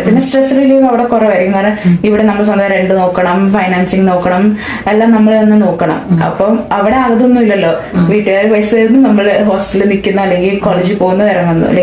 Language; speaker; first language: Malayalam; non-native, local second language; English